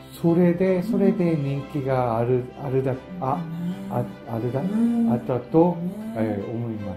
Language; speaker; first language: Japanese; non-native, learner; Korean